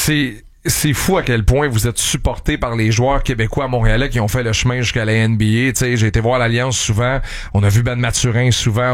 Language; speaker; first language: French; native; French